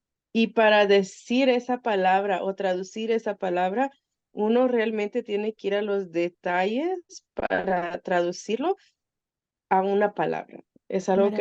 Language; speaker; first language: Spanish; early bilingual, heritage; Spanish